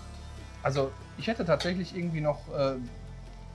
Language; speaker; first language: German; native; German